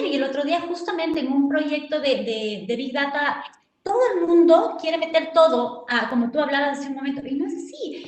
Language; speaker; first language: Spanish; native; Spanish